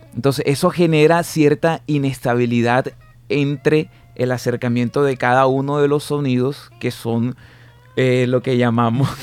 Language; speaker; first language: Spanish; native; Spanish